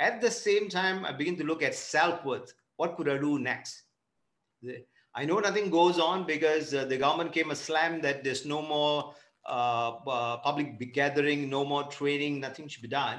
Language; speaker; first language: English; non-native, local second language; Tamil